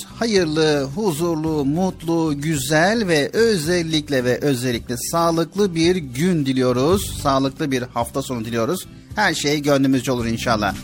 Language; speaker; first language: Turkish; native; Turkish